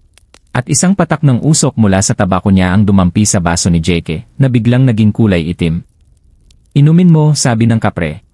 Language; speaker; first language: Filipino; native; Filipino